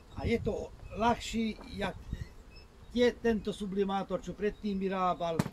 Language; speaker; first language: Slovak; non-native, local second language; Hungarian